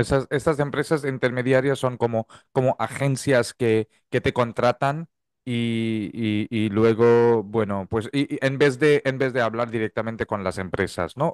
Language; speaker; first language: Spanish; non-native, fluent; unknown